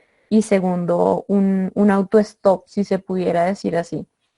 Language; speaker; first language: Spanish; native; Spanish